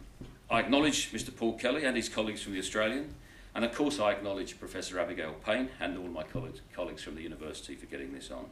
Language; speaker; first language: English; native; English